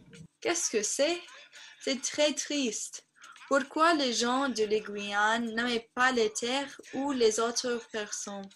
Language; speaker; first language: French; non-native, learner; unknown